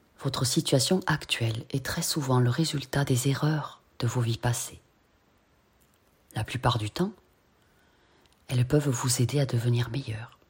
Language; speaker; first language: French; native; French